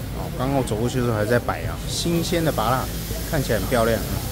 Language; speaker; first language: Chinese; native; Chinese